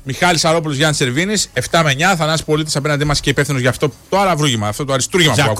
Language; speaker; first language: Greek; native; Greek